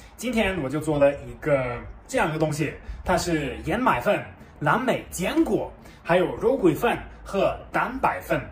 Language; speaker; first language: Chinese; non-native, fluent; German